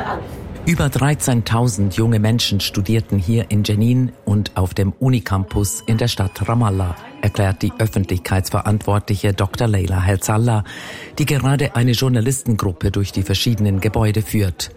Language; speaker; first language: German; native; German